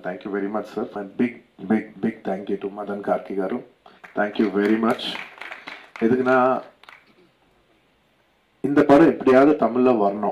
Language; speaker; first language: Tamil; non-native, local second language; Telugu